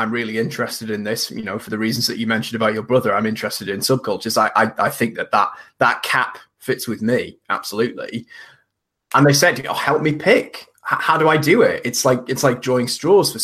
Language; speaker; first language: English; native; English